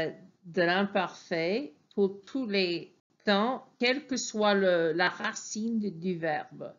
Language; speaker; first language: French; non-native, fluent; English